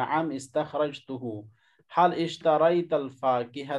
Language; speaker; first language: Arabic; non-native, fluent; Urdu